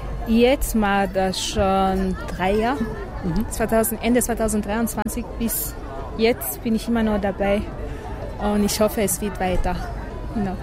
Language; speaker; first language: German; non-native, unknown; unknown